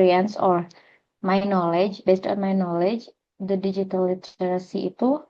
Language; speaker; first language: English; non-native, learner; Indonesian